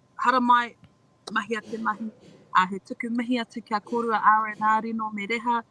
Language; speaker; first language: Māori; non-native, local second language; English